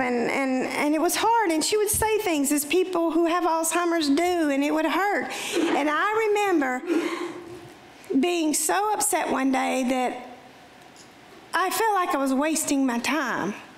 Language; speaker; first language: English; native; English